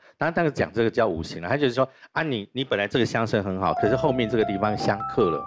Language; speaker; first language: Chinese; native; Chinese